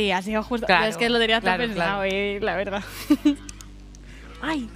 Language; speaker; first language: Spanish; native; Spanish